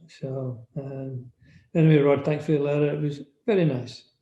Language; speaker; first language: English; native; English